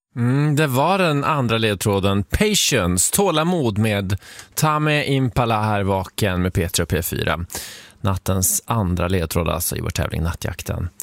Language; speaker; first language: Swedish; native; Swedish